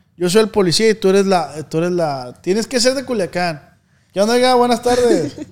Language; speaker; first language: Spanish; native; Spanish